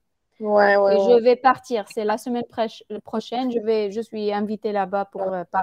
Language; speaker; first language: French; non-native, fluent; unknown